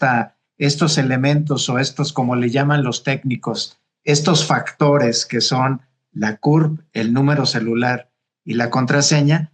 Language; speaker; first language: Spanish; native; Spanish